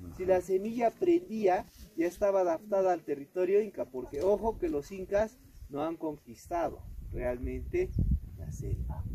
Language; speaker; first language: Spanish; native; Spanish